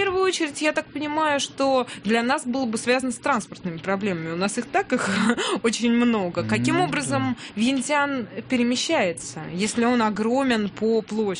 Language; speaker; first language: Russian; native; Russian